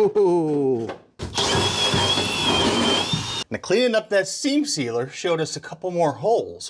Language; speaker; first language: English; native; English